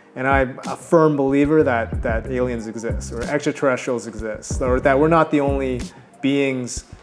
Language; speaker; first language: English; native; English